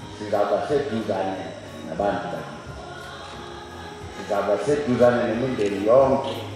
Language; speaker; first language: Zulu; non-native, local second language; Swati